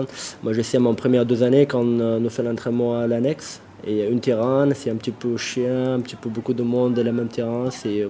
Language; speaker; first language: French; non-native, learner; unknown